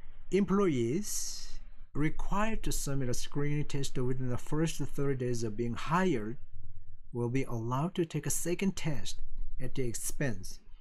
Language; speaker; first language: English; non-native, fluent; Korean